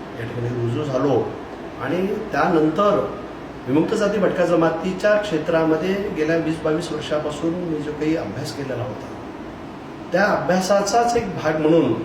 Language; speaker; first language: Marathi; non-native, local second language; Lambadi